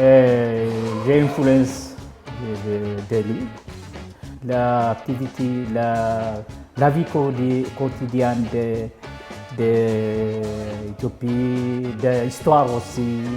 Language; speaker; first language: French; non-native, learner; Amharic